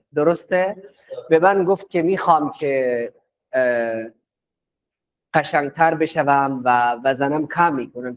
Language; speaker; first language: Persian; non-native, fluent; Urdu